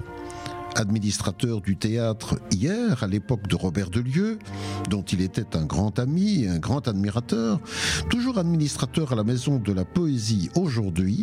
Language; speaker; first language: French; native; French